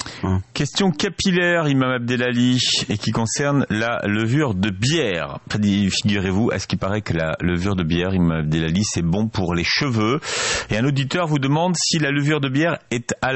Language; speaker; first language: French; native; French